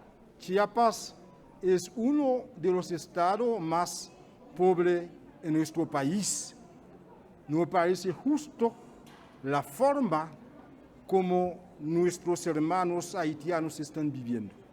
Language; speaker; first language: Spanish; non-native, fluent; Haitian Creole